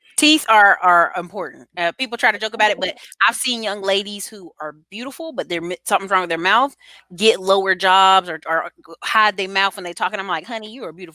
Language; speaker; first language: English; native; English